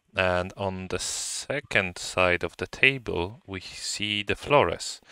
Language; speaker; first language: English; non-native, fluent; Polish